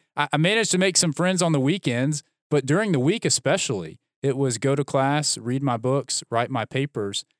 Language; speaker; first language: English; native; English